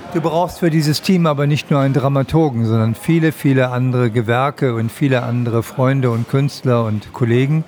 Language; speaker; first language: German; native; German